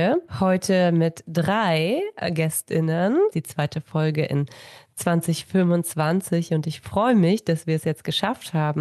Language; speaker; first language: German; native; German